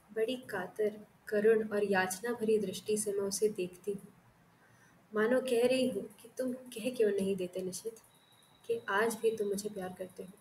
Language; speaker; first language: Hindi; non-native, local second language; Marathi